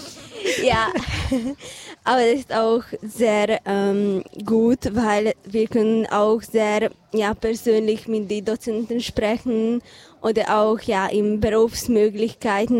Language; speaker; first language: German; non-native, fluent; Hungarian